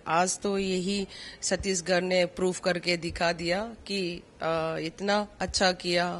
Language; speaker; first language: Hindi; non-native, local second language; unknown